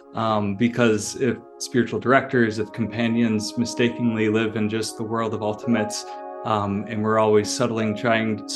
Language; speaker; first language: English; native; English